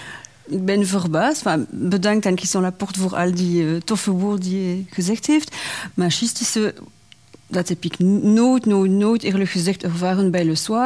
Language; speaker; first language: Dutch; non-native, local second language; French